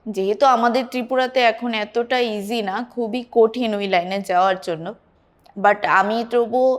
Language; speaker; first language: Bangla; native; Bangla